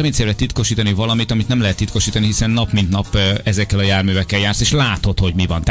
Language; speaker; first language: Hungarian; native; Hungarian